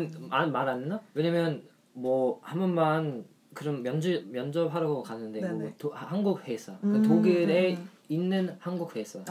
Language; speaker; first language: Korean; non-native, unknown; German